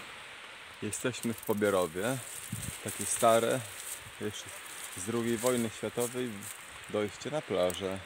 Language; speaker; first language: Polish; native; Polish